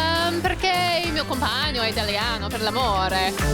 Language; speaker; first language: Italian; non-native, learner; English